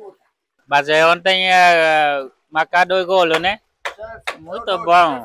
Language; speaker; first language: Portuguese; non-native, learner; Vietnamese